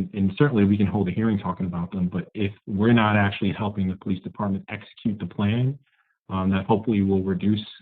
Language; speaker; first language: English; native; English